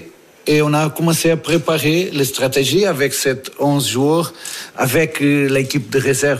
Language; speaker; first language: French; non-native, fluent; Portuguese